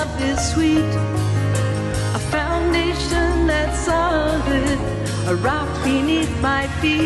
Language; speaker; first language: English; native; English